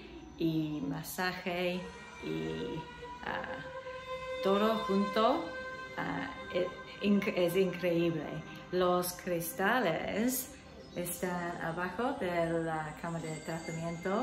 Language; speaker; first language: Spanish; non-native, learner; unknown